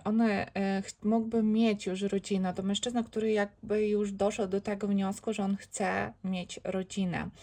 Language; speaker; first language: Polish; non-native, learner; Ukrainian